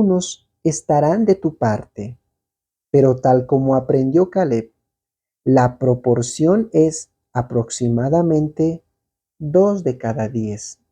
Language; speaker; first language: Spanish; native; Spanish